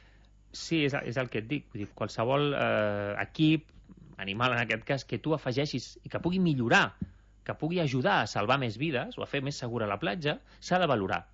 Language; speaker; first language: Catalan; native; Catalan